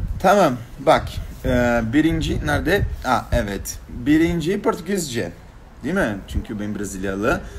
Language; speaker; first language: Turkish; non-native, learner; Portuguese